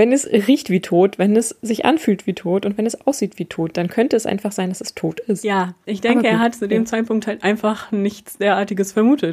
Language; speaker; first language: German; native; German